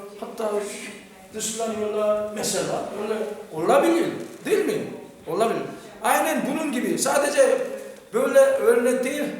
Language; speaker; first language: Turkish; non-native, fluent; Korean